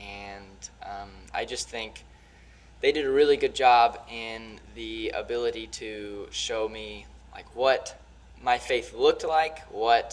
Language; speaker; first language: English; native; English